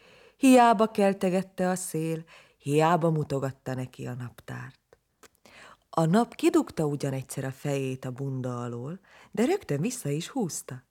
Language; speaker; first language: Hungarian; native; Hungarian